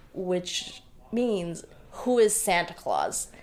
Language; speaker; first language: English; non-native, local second language; Bangla